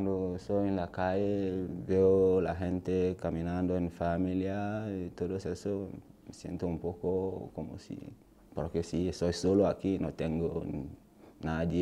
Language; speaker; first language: Spanish; non-native, learner; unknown